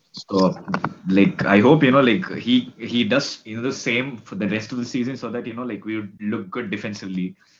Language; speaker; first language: English; non-native, local second language; Tamil